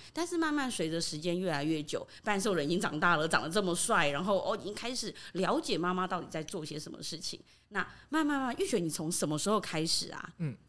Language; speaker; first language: Chinese; early bilingual, other home language; Burmese